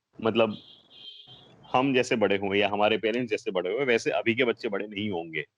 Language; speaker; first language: Hindi; non-native, local second language; Gujarati